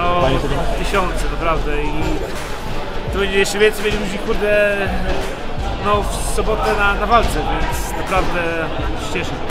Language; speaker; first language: Polish; early bilingual, other home language; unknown